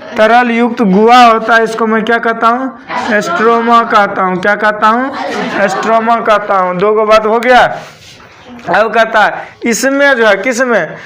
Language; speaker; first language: Hindi; native; Hindi